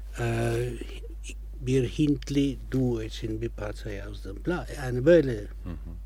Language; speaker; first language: Turkish; non-native, fluent; Italian